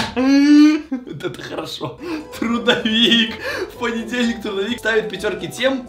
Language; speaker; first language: Russian; native; Russian